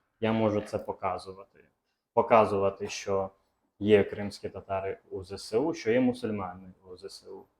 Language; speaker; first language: Ukrainian; non-native, local second language; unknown